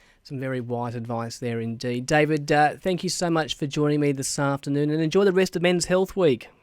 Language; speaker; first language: English; native; English